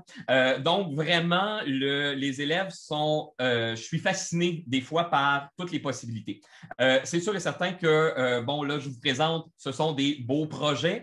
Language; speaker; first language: French; native; French